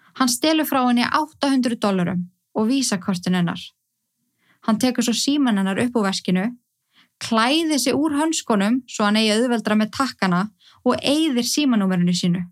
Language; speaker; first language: Icelandic; native; Icelandic